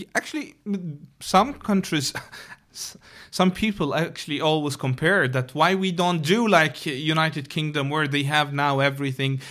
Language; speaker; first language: English; non-native, fluent; Arabic